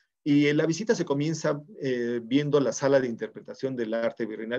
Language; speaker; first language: Spanish; native; Spanish